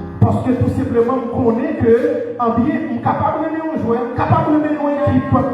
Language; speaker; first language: French; non-native, local second language; Haitian Creole